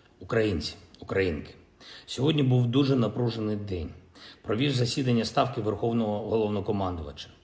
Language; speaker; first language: Ukrainian; non-native, local second language; Russian